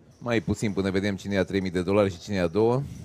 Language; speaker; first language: Romanian; native; Romanian